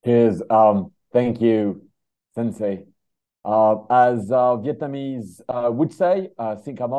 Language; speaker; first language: English; non-native, fluent; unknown